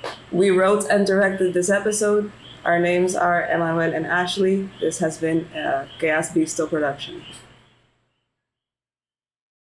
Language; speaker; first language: English; non-native, local second language; Spanish